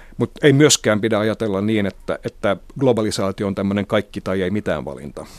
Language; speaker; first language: Finnish; non-native, local second language; Swedish